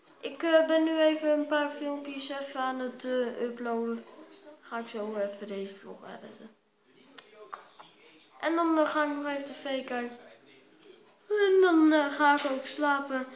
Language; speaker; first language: Dutch; native; Dutch